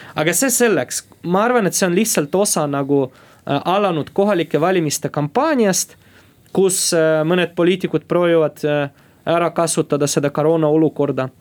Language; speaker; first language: Estonian; non-native, local second language; Russian